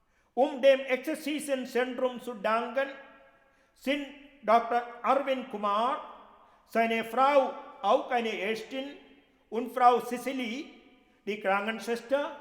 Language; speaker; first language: German; non-native, fluent; Malayalam